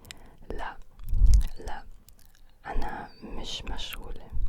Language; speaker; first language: Arabic; non-native, learner; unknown